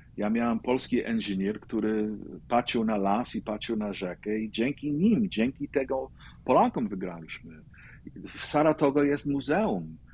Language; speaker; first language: Polish; early bilingual, heritage; Polish